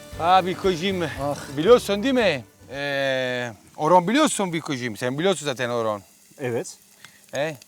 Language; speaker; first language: Turkish; non-native, fluent; Italian